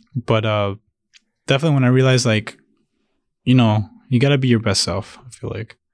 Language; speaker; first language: English; early bilingual, other home language; Spanish